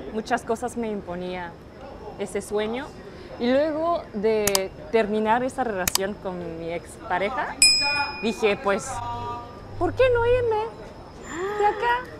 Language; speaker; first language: Spanish; non-native, fluent; Japanese